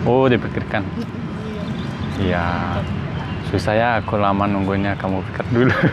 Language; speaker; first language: Indonesian; non-native, learner; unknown